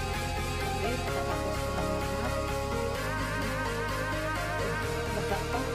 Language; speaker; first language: Filipino; non-native, local second language; Cebuano